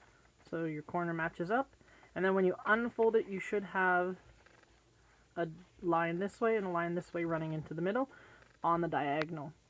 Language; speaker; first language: English; native; English